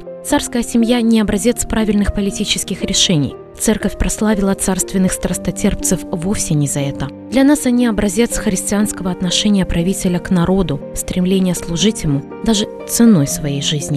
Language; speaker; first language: Russian; native; Russian